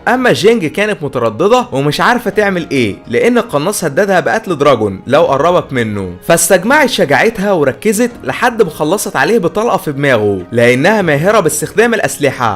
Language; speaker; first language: Arabic; native; Arabic